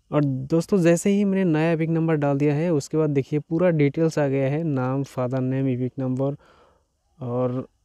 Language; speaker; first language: Hindi; non-native, local second language; Bangla